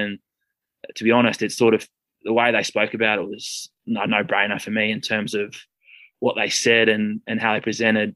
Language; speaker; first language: English; native; English